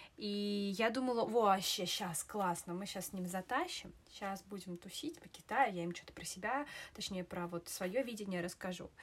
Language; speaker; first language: Russian; native; Russian